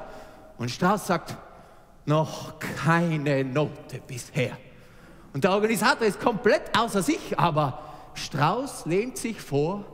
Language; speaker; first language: German; native; German